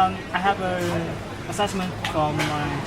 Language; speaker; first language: English; non-native, learner; Vietnamese